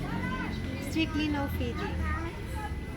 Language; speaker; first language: English; non-native, local second language; Filipino